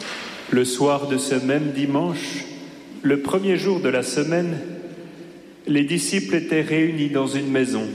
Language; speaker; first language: French; native; French